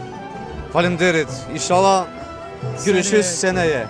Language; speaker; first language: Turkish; non-native, learner; Albanian